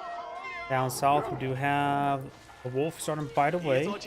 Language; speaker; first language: English; native; English